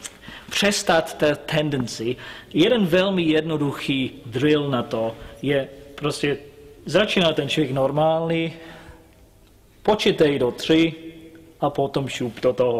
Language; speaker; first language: Czech; non-native, learner; English